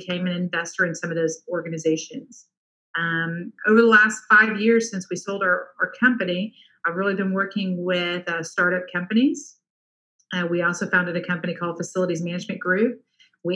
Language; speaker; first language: English; native; English